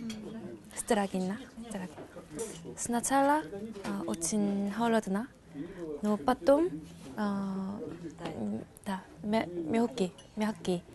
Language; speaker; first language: Russian; non-native, learner; Korean